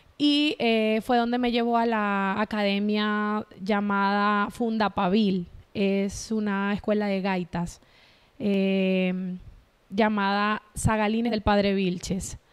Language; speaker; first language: Spanish; native; Spanish